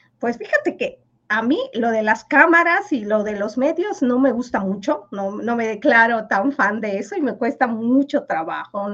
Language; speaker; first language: Spanish; non-native, local second language; Yucateco